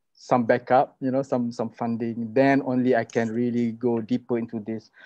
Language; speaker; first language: English; non-native, local second language; Malay